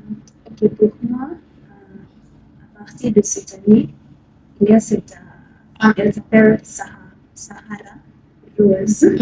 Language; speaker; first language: French; non-native, learner; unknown